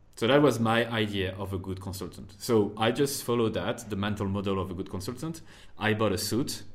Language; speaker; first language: English; non-native, fluent; French